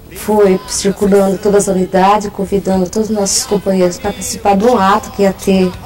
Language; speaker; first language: Portuguese; non-native, fluent; Italian